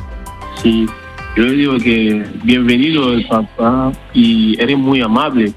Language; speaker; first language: Spanish; non-native, learner; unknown